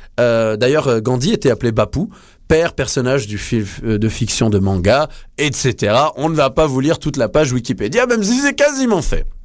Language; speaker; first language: French; native; French